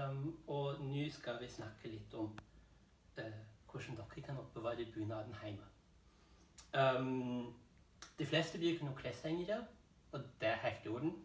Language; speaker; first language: Norwegian; non-native, fluent; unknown